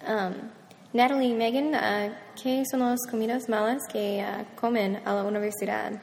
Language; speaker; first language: Spanish; non-native, learner; English